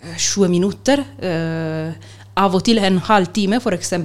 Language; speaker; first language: Norwegian; non-native, learner; Italian